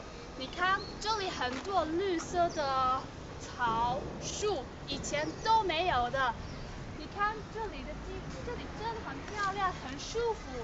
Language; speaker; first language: Chinese; early bilingual, heritage; Cantonese